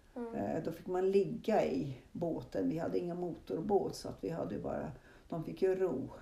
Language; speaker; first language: Swedish; non-native, fluent; Norwegian